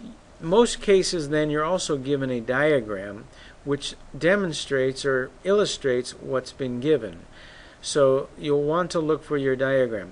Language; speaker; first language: English; native; English